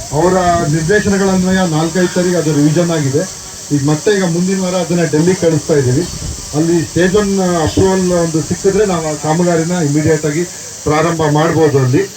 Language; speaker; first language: Kannada; native; Kannada